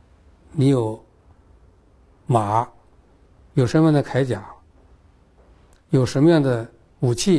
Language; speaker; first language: Chinese; native; Chinese